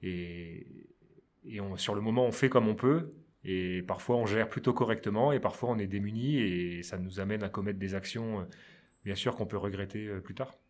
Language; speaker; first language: French; native; French